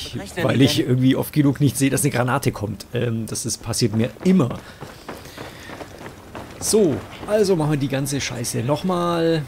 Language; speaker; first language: German; native; German